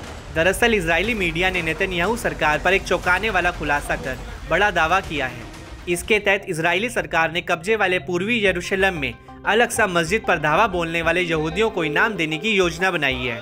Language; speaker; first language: Hindi; native; Hindi